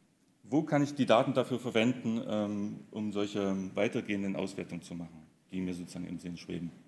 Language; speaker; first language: German; native; German